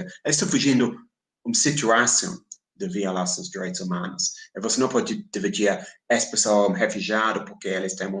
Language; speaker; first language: Portuguese; non-native, fluent; English